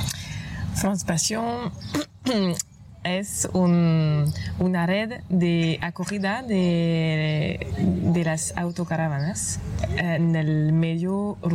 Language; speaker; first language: Spanish; non-native, fluent; French